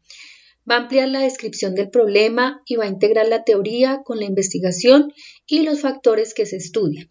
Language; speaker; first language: Spanish; native; Spanish